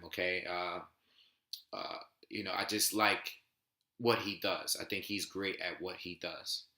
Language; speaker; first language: English; native; English